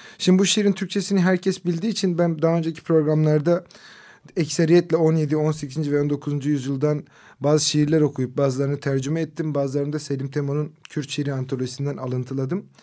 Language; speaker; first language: Turkish; non-native, local second language; Kurdish